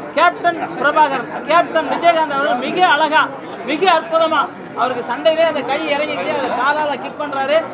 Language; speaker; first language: Tamil; native; Tamil